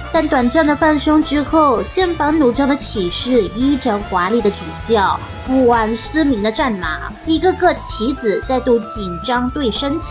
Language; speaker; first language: Chinese; native; Chinese